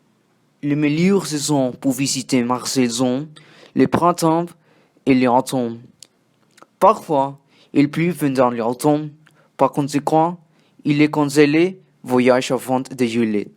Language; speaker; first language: French; non-native, learner; Spanish